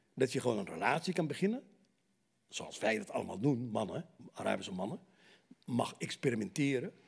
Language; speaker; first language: Dutch; non-native, fluent; Arabic